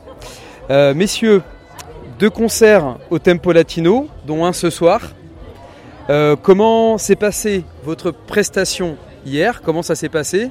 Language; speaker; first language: French; native; French